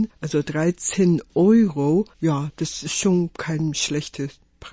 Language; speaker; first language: German; non-native, fluent; Chinese